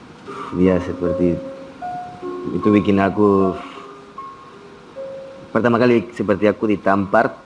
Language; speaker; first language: Indonesian; non-native, fluent; Spanish